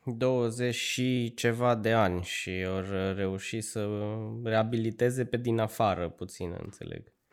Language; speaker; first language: Romanian; native; Romanian